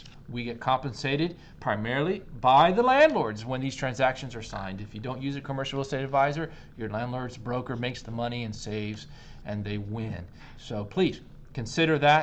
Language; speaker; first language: English; native; English